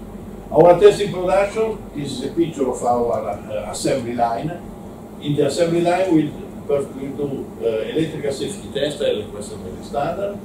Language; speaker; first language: English; non-native, learner; Italian